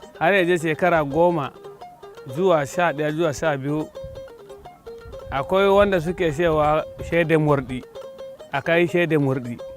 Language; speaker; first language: Hausa; non-native, local second language; Fula